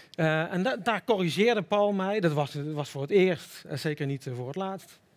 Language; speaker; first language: Dutch; native; Dutch